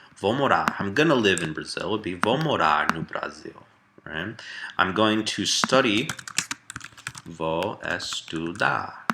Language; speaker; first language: Portuguese; non-native, learner; English